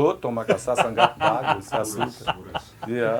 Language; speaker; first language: Indonesian; non-native, fluent; Portuguese